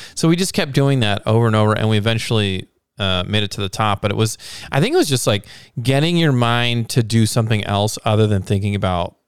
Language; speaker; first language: English; native; English